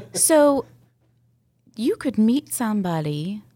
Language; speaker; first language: English; native; English